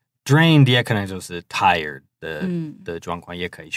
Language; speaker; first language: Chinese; non-native, fluent; English